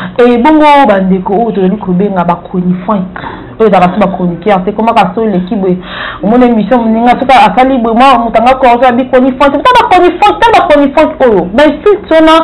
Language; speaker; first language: Lingala; native; Lingala